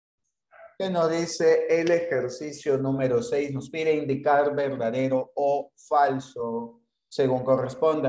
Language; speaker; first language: Spanish; native; Spanish